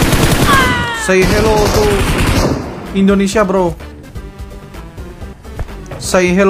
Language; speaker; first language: English; non-native, learner; Indonesian